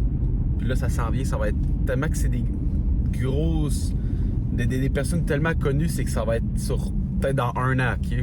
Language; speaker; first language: French; native; French